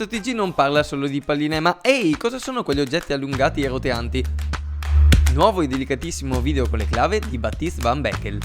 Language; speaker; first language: Italian; native; Italian